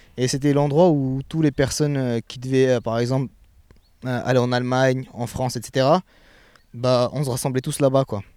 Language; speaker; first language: French; early bilingual, other home language; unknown